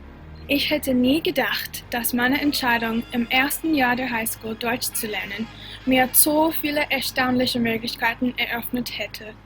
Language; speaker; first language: German; non-native, fluent; English